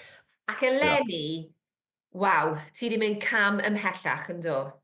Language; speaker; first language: Welsh; native; Welsh